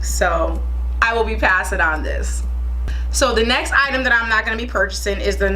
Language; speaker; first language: English; native; English